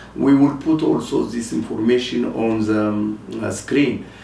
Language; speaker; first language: English; non-native, fluent; Amharic